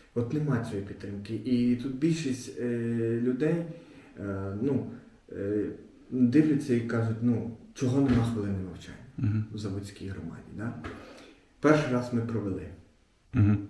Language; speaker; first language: Ukrainian; native; Ukrainian